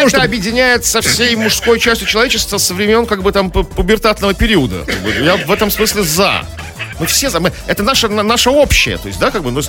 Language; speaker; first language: Russian; native; Russian